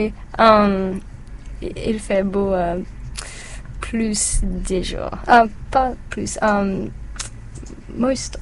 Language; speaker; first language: French; non-native, learner; English